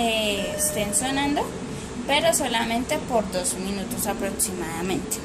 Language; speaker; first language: Spanish; native; Spanish